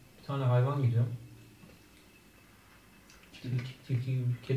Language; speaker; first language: Turkish; native; Turkish